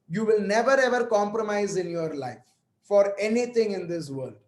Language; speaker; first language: English; non-native, local second language; Hindi